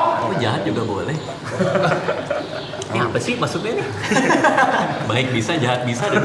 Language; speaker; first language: Indonesian; native; Indonesian